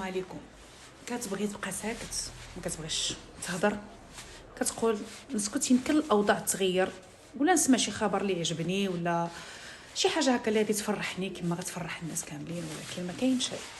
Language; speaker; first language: Arabic; native; Arabic